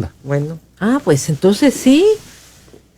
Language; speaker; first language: Spanish; native; Spanish